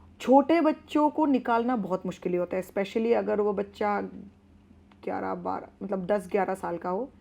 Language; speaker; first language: Hindi; non-native, local second language; Bangla